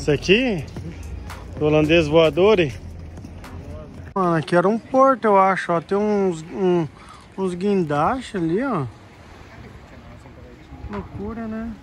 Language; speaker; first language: Portuguese; native; Portuguese